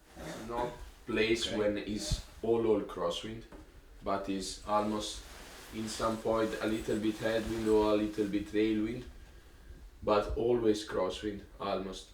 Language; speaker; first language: English; non-native, learner; Italian